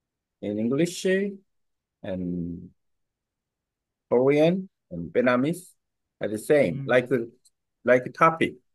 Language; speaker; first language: English; non-native, learner; Korean